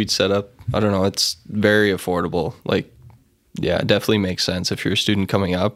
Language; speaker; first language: English; native; English